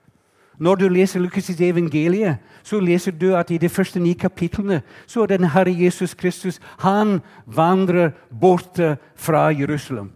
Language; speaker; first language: Swedish; non-native, fluent; English